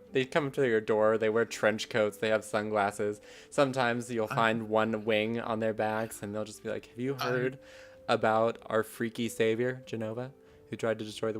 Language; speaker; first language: English; native; English